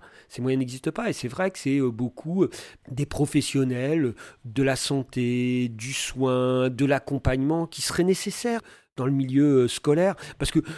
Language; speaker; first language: French; native; French